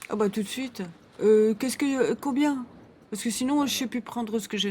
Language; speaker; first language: French; native; French